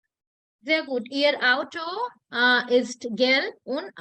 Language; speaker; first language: German; non-native, fluent; Hindi